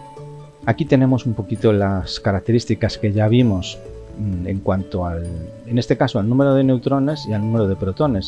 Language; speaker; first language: Spanish; native; Spanish